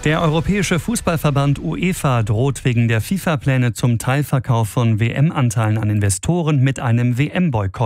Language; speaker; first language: German; native; German